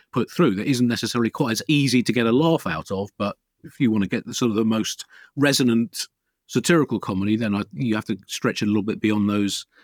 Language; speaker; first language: English; native; English